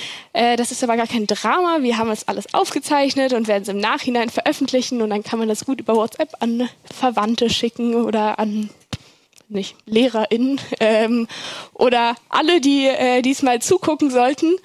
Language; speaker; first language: German; native; German